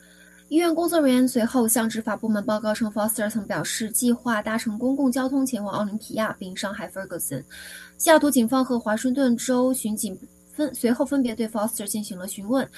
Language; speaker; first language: Chinese; native; Chinese